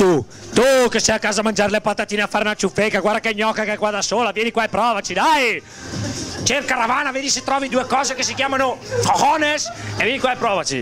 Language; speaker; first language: Italian; native; Italian